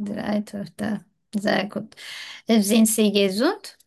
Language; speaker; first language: German; non-native, learner; Turkish